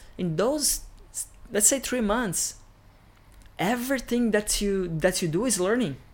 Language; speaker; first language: English; non-native, fluent; Portuguese